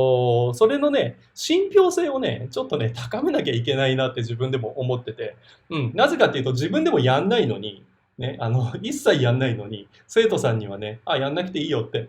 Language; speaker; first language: Japanese; native; Japanese